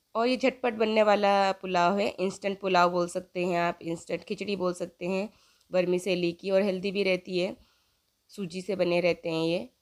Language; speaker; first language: Hindi; native; Hindi